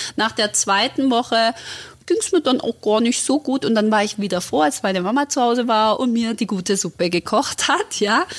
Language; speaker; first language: German; early bilingual, other home language; Croatian